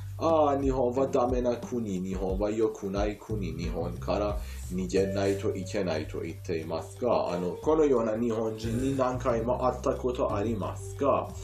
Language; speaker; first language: Japanese; non-native, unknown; Persian